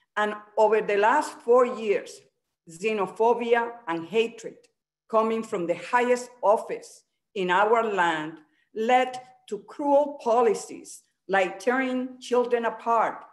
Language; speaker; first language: English; early bilingual, other home language; Spanish